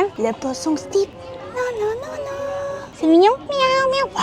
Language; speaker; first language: French; non-native, learner; Thai